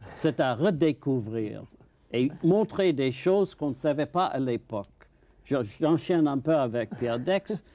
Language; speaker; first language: French; non-native, fluent; English